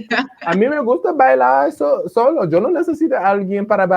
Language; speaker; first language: Spanish; non-native, fluent; English